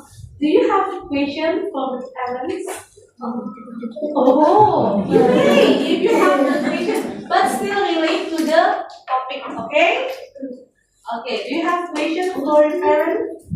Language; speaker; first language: English; non-native, fluent; Indonesian